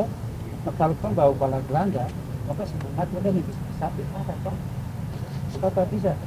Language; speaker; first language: Indonesian; early bilingual, heritage; Indonesian